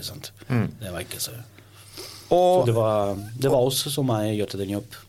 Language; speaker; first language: Norwegian; non-native, learner; Italian